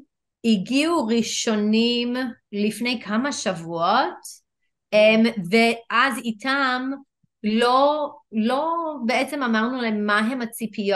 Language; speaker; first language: Hebrew; non-native, fluent; English